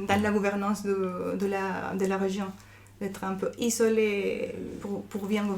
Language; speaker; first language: French; non-native, fluent; Spanish